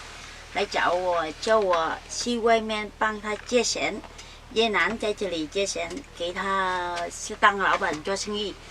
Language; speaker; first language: Chinese; non-native, learner; Vietnamese